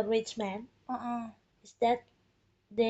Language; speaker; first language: English; non-native, fluent; Indonesian